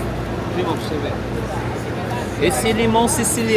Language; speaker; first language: Portuguese; native; Portuguese